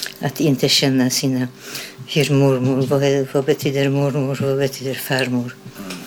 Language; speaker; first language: Swedish; non-native, fluent; Polish